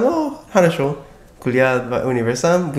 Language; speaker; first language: Russian; non-native, learner; English